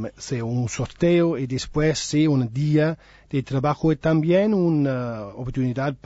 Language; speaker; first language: Spanish; non-native, learner; English